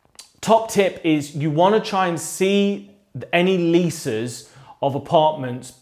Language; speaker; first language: English; native; English